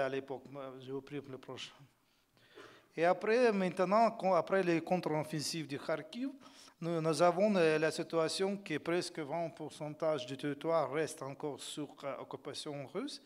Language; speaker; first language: French; non-native, fluent; Ukrainian